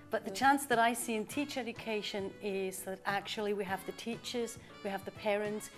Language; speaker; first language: English; non-native, fluent; German